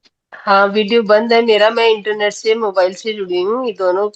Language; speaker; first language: Hindi; native; Hindi